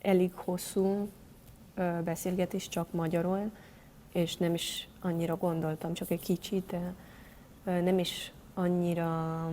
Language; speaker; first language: Hungarian; non-native, learner; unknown